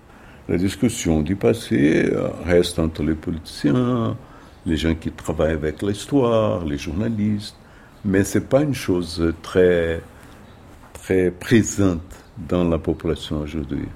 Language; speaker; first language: French; non-native, fluent; Portuguese